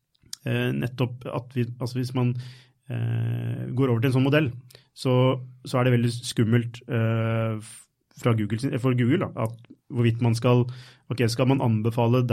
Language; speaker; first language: Norwegian; native; Norwegian